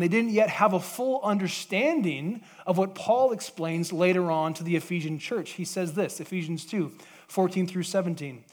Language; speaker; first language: English; native; English